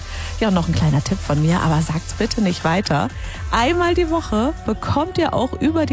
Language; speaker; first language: German; native; German